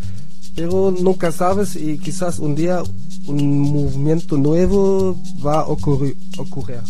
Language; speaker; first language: Spanish; non-native, fluent; German